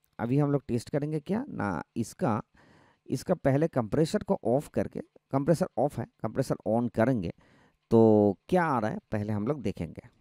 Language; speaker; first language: Hindi; non-native, local second language; Bangla